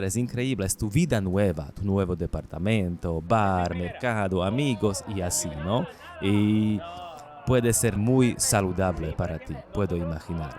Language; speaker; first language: Spanish; non-native, learner; Slovak